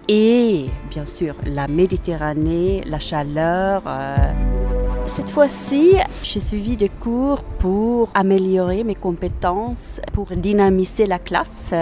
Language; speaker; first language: French; non-native, fluent; Swedish